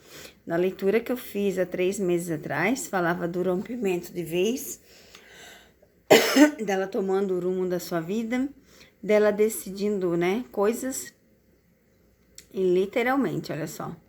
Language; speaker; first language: Portuguese; native; Portuguese